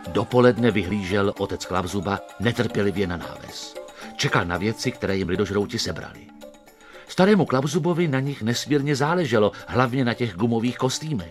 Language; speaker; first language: Czech; native; Czech